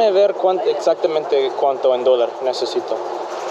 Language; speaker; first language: Spanish; non-native, fluent; English